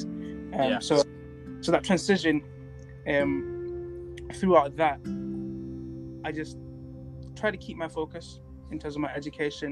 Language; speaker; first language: English; non-native, local second language; Tswana